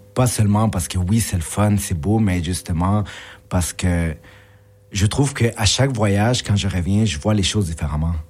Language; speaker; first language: French; early bilingual, other home language; Spanish